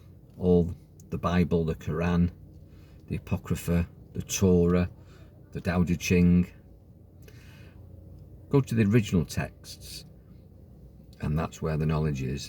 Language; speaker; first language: English; native; English